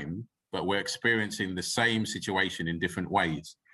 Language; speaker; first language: English; native; English